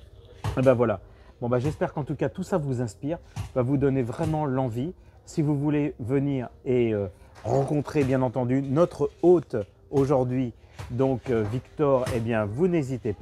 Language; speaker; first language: French; native; French